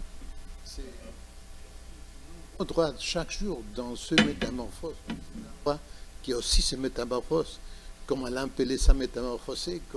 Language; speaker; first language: French; non-native, learner; Spanish